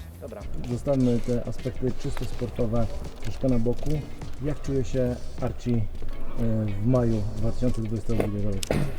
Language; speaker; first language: Polish; native; Polish